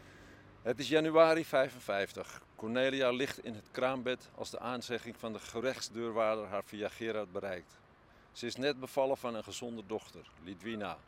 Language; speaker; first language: Dutch; native; Dutch